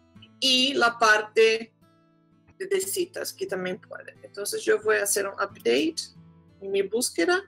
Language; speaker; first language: Spanish; non-native, fluent; Portuguese